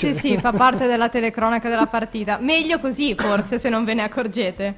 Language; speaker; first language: Italian; native; Italian